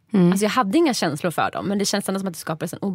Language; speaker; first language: Swedish; native; Swedish